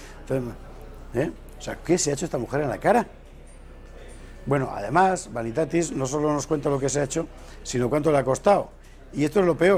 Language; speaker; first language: Spanish; native; Spanish